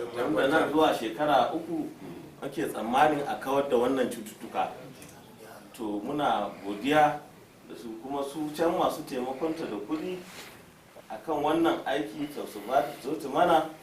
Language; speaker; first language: Hausa; native; Hausa